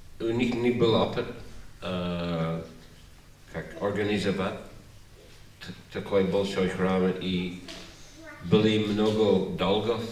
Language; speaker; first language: Russian; non-native, learner; English